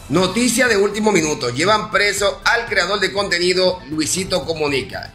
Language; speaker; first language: Spanish; native; Spanish